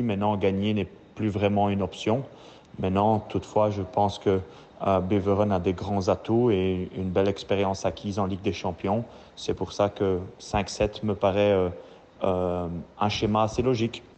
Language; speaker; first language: French; native; French